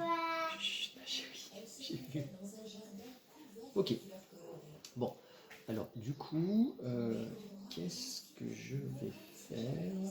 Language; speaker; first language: French; native; French